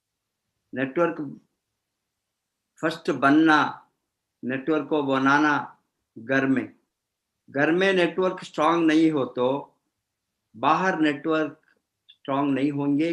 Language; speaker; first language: Hindi; non-native, fluent; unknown